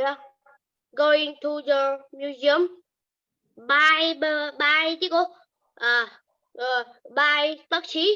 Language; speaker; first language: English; non-native, learner; Vietnamese